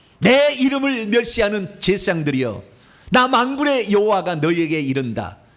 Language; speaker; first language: Korean; native; Korean